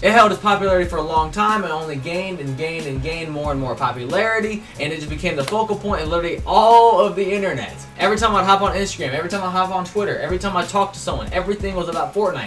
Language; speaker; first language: English; native; English